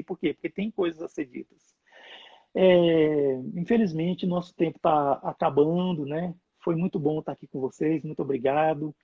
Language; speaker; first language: Portuguese; native; Portuguese